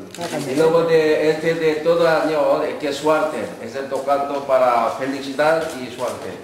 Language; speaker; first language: Spanish; non-native, learner; Korean